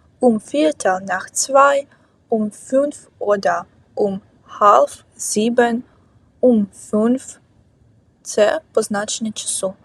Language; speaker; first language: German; non-native, fluent; Ukrainian